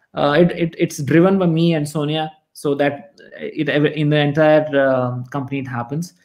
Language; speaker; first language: English; non-native, local second language; Kannada